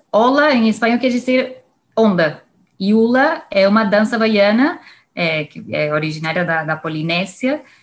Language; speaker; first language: Portuguese; non-native, fluent; Spanish